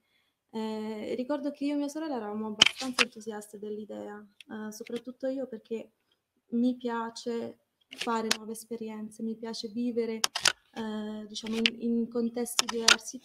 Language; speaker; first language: Italian; early bilingual, other home language; Arabic